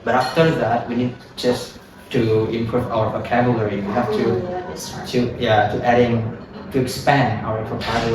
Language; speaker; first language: English; non-native, fluent; Indonesian